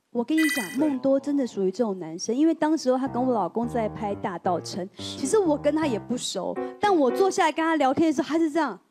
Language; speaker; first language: Chinese; native; Chinese